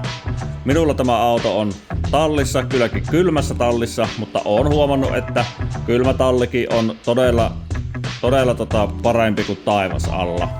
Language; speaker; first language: Finnish; native; Finnish